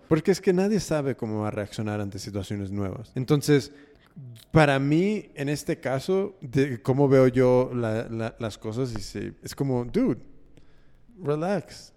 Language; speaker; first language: Spanish; early bilingual, heritage; Spanish